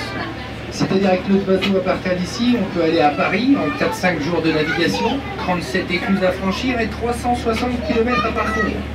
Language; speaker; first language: French; native; French